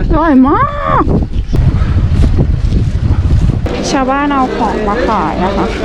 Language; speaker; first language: Thai; native; Thai